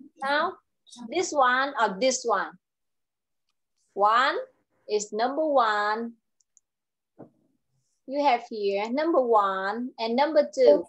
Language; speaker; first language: English; non-native, learner; Vietnamese